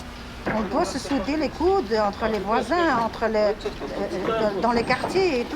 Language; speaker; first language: French; early bilingual, other home language; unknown